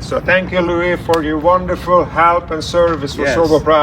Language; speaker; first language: English; non-native, fluent; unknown